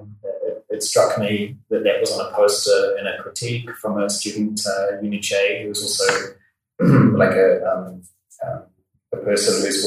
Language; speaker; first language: English; native; English